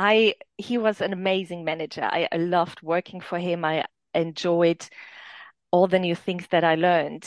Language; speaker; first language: English; non-native, fluent; German